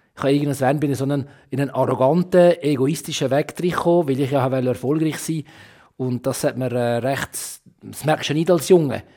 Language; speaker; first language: German; native; German